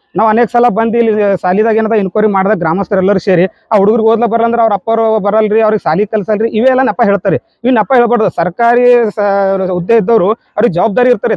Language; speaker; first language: Kannada; native; Kannada